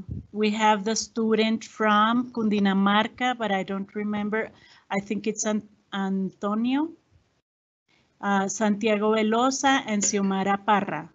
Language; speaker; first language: English; non-native, fluent; Spanish